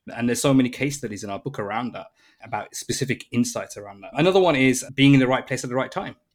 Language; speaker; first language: English; native; English